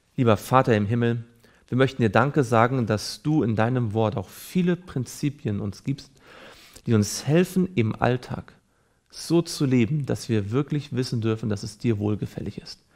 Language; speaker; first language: German; native; German